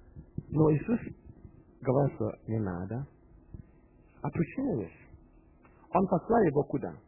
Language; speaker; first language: Russian; non-native, fluent; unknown